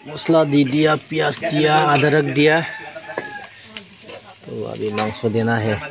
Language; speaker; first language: Hindi; non-native, local second language; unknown